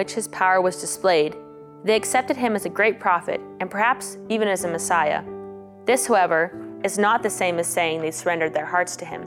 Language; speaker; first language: English; native; English